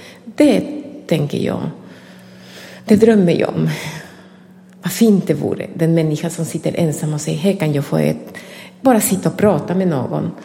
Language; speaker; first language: Swedish; non-native, fluent; Spanish